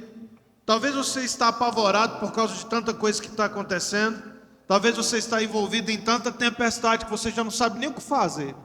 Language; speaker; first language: Portuguese; native; Portuguese